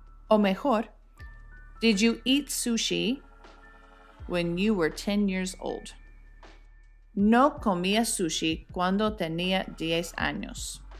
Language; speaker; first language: English; native; English